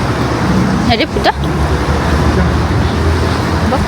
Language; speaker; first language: Turkish; non-native, learner; Indonesian